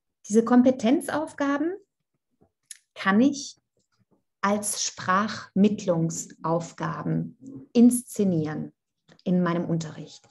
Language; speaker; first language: German; non-native, fluent; Italian